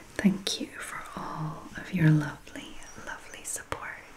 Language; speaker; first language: English; native; English